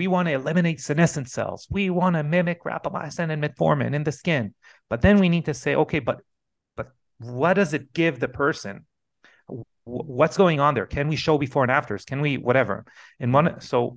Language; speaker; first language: English; non-native, fluent; Hebrew